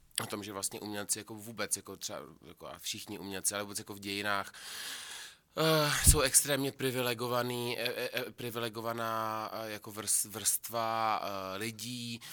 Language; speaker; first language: Czech; native; Czech